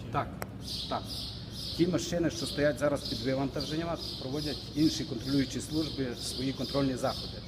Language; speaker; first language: Ukrainian; native; Ukrainian